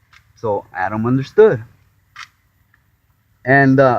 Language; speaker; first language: English; native; English